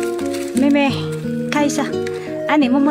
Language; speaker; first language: Chinese; non-native, fluent; Hmong